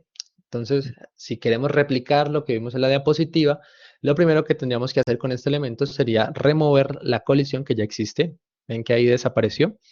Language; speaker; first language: Spanish; native; Spanish